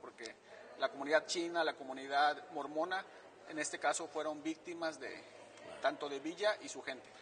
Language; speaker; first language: Spanish; native; Spanish